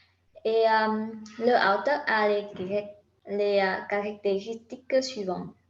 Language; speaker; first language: French; non-native, learner; Vietnamese